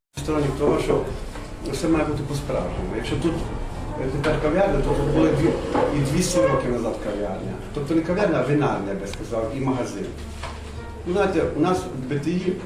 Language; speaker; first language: Ukrainian; non-native, local second language; Hungarian